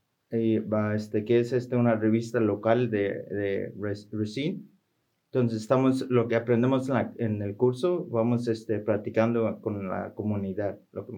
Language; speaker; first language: Spanish; early bilingual, heritage; Spanish